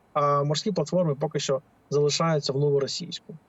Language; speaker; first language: Ukrainian; native; Ukrainian